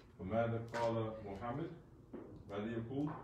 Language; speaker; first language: Arabic; non-native, fluent; English